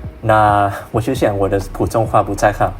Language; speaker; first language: Chinese; non-native, learner; Vietnamese